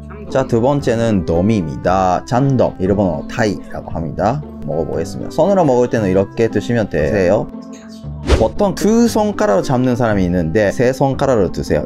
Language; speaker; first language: Korean; non-native, fluent; Japanese